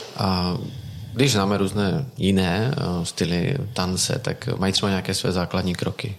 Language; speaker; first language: Czech; native; Czech